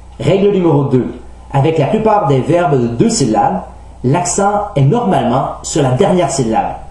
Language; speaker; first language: French; native; French